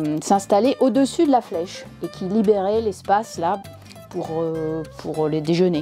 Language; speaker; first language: French; native; French